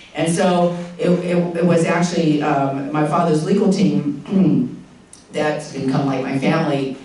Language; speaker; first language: English; native; English